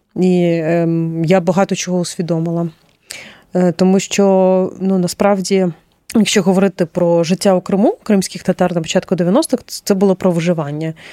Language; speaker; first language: Ukrainian; non-native, local second language; Russian